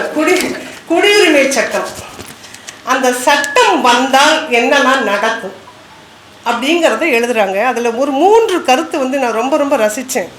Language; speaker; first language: Tamil; non-native, local second language; Kannada